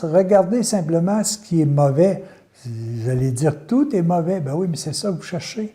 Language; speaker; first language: French; native; French